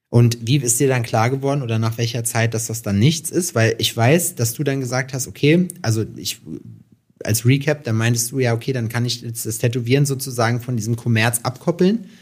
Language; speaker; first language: German; native; German